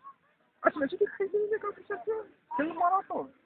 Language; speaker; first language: Arabic; native; Arabic